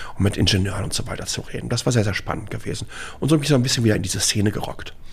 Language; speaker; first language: German; native; German